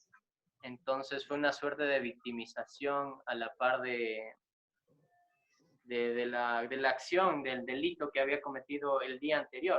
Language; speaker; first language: Spanish; native; Spanish